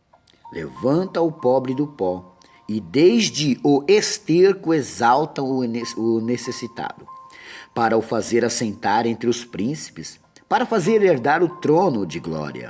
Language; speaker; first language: Portuguese; native; Portuguese